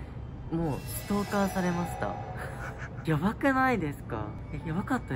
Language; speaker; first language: Japanese; native; Japanese